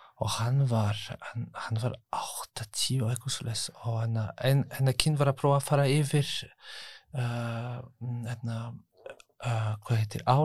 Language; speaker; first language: Icelandic; non-native, learner; French